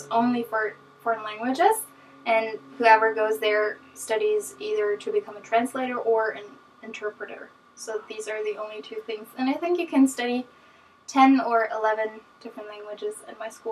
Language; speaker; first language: English; non-native, fluent; German